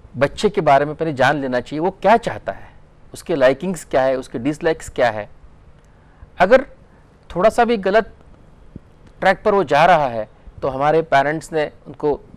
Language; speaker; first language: Hindi; non-native, local second language; Marathi